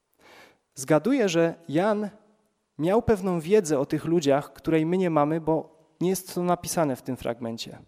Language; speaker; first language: Polish; native; Polish